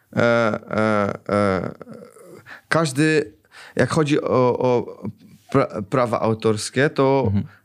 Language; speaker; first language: Polish; early bilingual, heritage; Polish